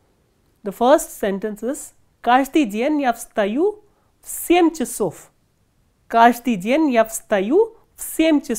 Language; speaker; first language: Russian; non-native, fluent; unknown